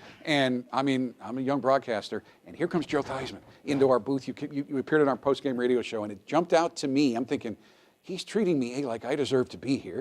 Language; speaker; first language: English; native; English